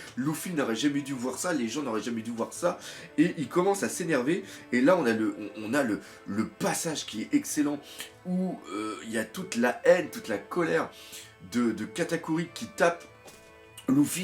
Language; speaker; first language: French; native; French